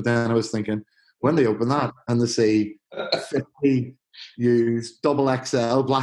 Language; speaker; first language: English; native; English